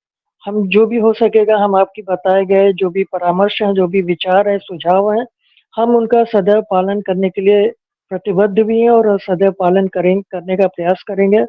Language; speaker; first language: Hindi; native; Hindi